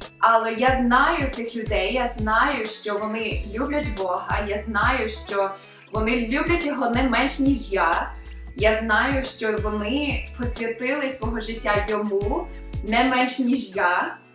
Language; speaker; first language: Ukrainian; early bilingual, other home language; English